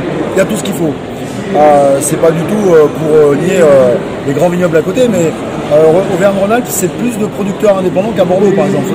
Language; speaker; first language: French; native; French